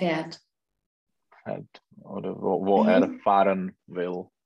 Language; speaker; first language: German; non-native, learner; Czech